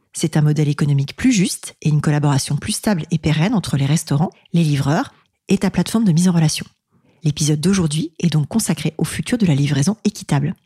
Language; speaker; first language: French; native; French